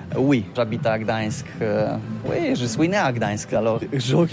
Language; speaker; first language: French; non-native, learner; Polish